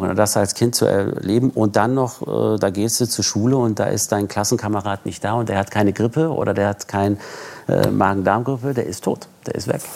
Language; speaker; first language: German; early bilingual, other home language; Persian